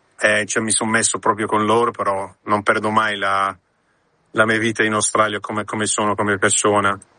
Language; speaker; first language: Italian; early bilingual, heritage; Italian